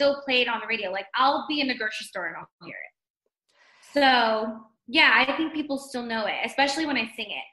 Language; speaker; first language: English; native; English